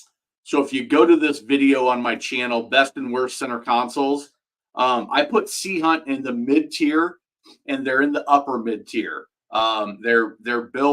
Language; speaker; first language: English; native; English